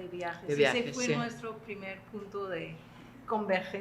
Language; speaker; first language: Spanish; non-native, fluent; French